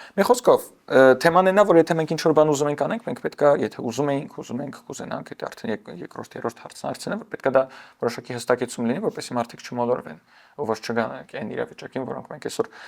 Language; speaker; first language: Armenian; early bilingual, heritage; Armenian